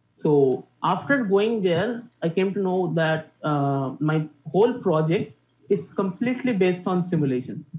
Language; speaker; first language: English; non-native, local second language; Bangla